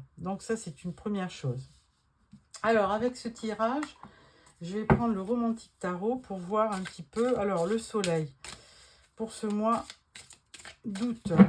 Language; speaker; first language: French; native; French